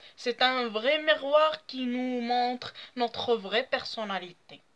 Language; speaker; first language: French; non-native, local second language; Arabic